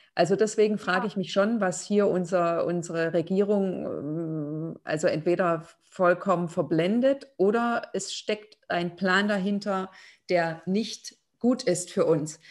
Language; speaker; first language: German; non-native, fluent; Lithuanian